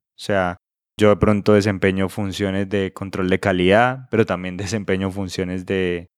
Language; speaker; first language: Spanish; native; Spanish